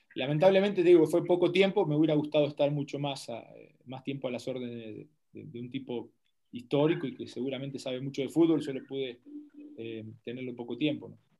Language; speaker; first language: Spanish; native; Spanish